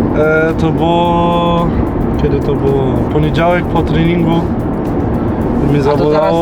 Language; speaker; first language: Polish; non-native, learner; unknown